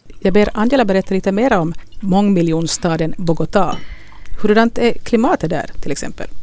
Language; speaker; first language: Swedish; native; Swedish